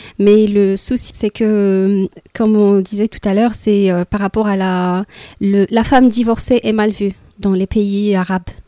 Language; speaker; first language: French; non-native, local second language; Arabic